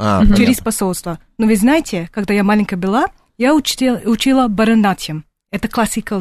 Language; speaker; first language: Russian; non-native, learner; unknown